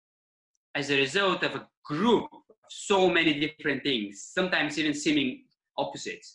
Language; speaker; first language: English; non-native, fluent; Bulgarian